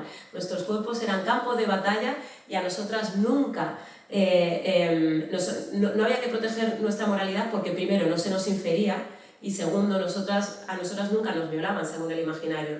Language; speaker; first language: Spanish; native; Spanish